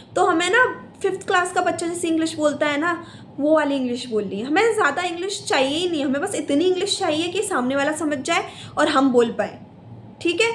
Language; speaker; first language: Hindi; native; Hindi